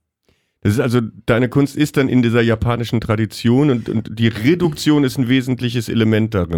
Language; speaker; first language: German; native; German